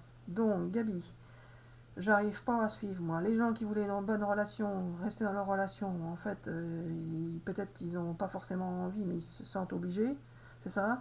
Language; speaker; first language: French; native; French